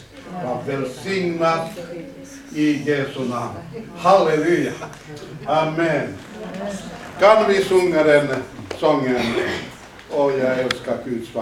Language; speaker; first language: Swedish; non-native, fluent; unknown